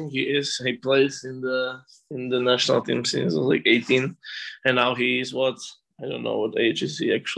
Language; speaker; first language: English; non-native, fluent; Slovak